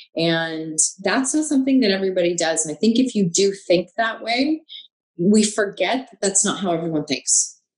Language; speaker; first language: English; native; English